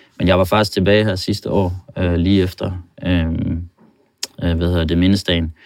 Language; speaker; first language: Danish; non-native, fluent; Norwegian